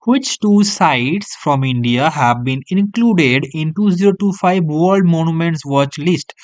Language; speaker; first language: English; non-native, local second language; Bangla